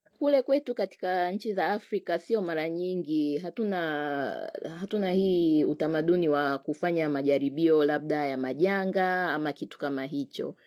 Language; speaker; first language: Swahili; native; Swahili